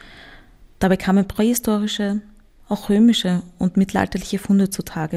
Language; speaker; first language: German; native; German